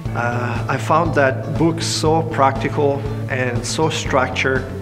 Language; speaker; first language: English; non-native, fluent; Italian